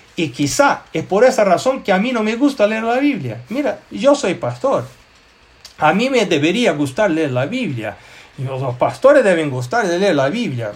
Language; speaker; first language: Spanish; non-native, fluent; Portuguese